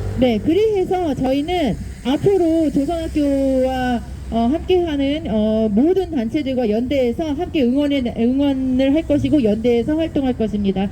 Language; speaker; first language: Korean; native; Korean